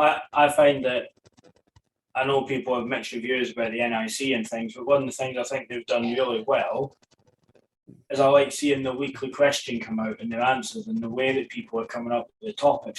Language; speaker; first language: English; native; English